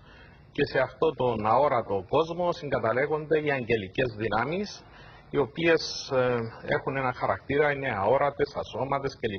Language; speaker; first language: Greek; native; Greek